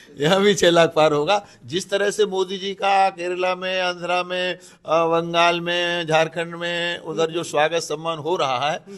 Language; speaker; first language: Hindi; native; Hindi